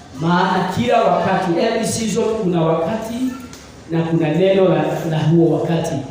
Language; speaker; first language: Swahili; non-native, local second language; Kikuyu